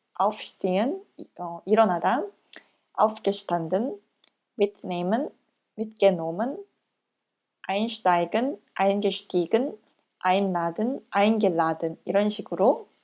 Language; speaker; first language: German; non-native, learner; Korean